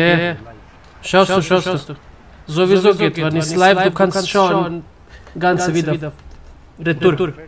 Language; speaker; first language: German; non-native, learner; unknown